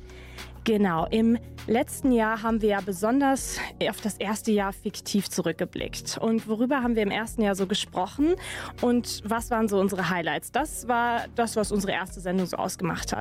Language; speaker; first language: German; native; German